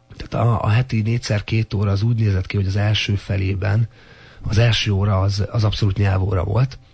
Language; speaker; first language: Hungarian; native; Hungarian